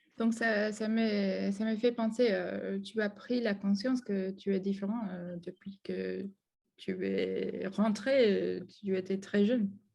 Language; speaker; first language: French; non-native, learner; Spanish